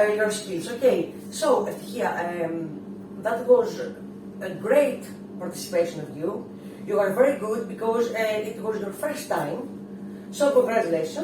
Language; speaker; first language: English; non-native, fluent; Greek